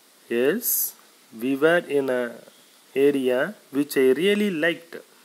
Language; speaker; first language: English; non-native, local second language; Tamil